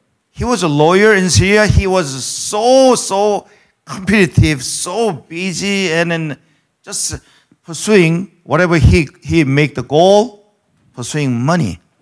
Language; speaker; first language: English; non-native, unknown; Korean